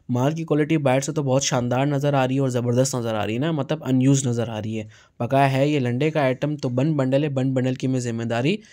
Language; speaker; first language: Urdu; native; Urdu